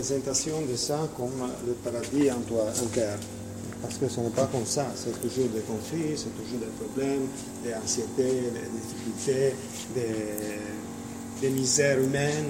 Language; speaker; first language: French; non-native, fluent; Italian